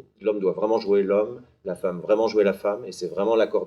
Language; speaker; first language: French; native; French